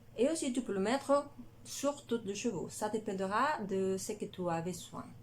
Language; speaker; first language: French; non-native, learner; Spanish